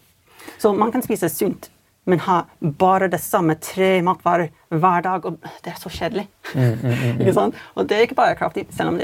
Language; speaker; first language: Norwegian; non-native, fluent; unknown